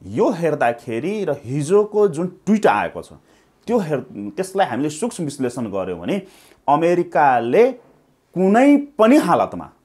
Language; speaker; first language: Nepali; non-native, local second language; Maithili